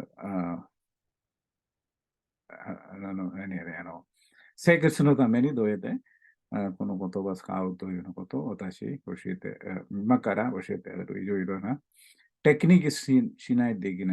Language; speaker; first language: Japanese; non-native, learner; Malayalam